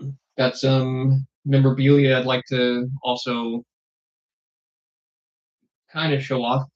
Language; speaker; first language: English; native; English